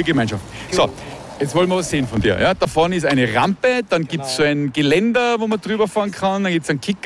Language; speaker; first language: German; native; German